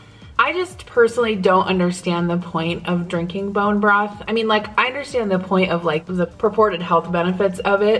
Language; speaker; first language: English; native; English